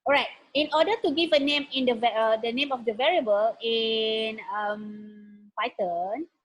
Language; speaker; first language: English; non-native, local second language; Malay